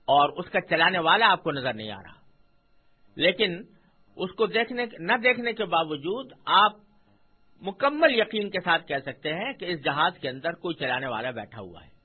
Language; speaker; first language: Urdu; native; Urdu